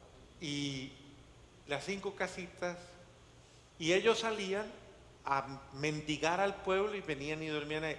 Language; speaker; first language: Spanish; native; Spanish